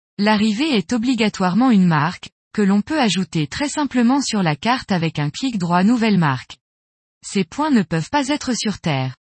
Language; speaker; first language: French; native; French